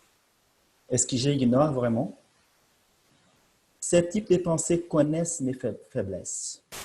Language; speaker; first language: French; non-native, fluent; Portuguese